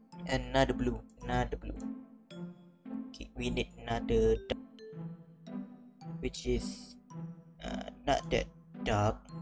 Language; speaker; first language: English; non-native, local second language; Malay